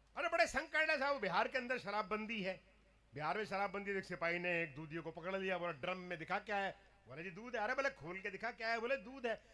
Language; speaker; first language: Hindi; non-native, local second language; Punjabi